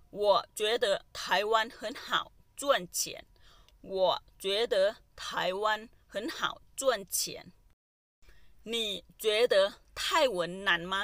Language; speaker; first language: Chinese; non-native, fluent; Thai